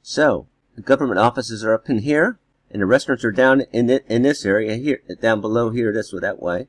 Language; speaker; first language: English; native; English